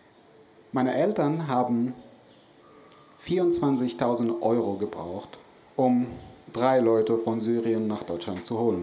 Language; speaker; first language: German; non-native, fluent; Arabic